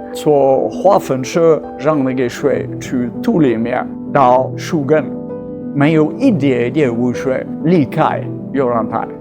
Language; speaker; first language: Chinese; non-native, fluent; French